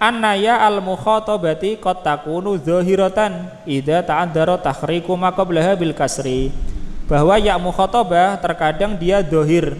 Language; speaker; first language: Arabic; non-native, fluent; Indonesian